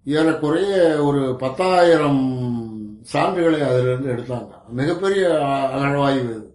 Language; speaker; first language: Tamil; native; Tamil